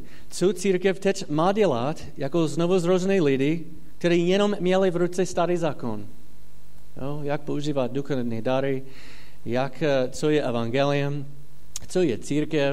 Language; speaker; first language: Czech; non-native, fluent; English